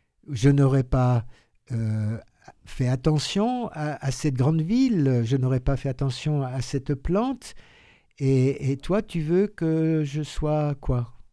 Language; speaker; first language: French; native; French